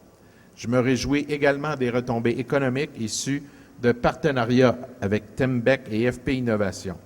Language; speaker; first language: French; native; French